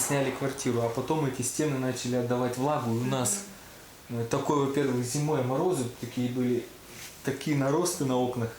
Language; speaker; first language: Russian; native; Russian